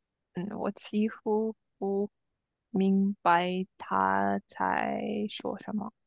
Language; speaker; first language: Chinese; non-native, learner; English